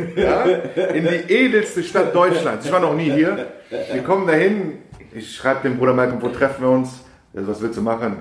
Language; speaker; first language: German; non-native, fluent; Persian